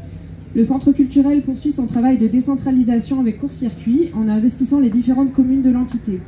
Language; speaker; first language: French; native; French